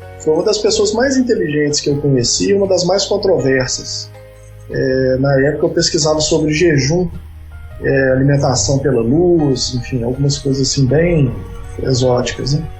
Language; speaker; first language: Portuguese; native; Portuguese